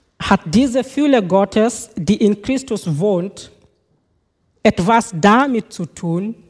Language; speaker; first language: German; non-native, fluent; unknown